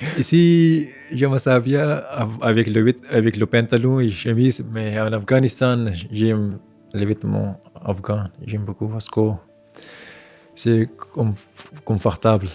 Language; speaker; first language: French; non-native, learner; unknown